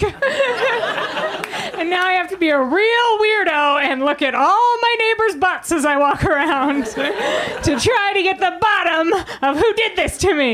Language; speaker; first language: English; native; English